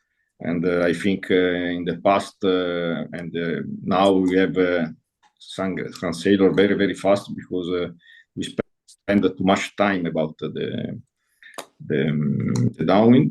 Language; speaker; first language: English; non-native, learner; Italian